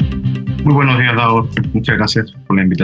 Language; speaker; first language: Spanish; native; Spanish